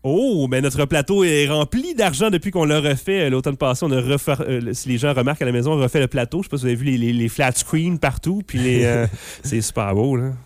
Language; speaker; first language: French; native; French